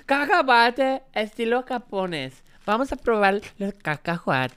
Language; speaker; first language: Spanish; non-native, learner; English